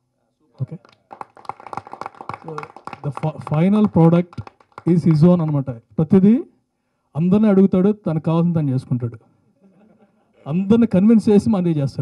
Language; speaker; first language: Telugu; native; Telugu